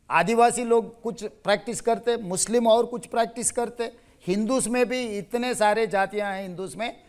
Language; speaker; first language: Hindi; non-native, local second language; Telugu